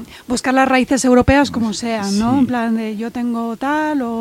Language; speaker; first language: Spanish; native; Spanish